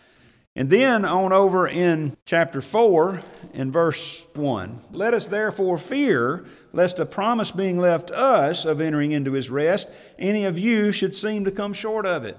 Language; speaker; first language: English; native; English